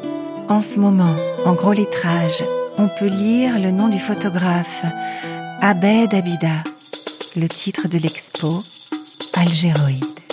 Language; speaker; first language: French; native; French